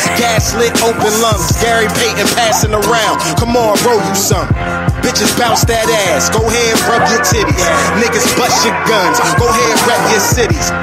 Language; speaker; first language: English; native; English